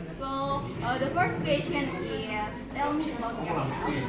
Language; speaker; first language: English; non-native, learner; Indonesian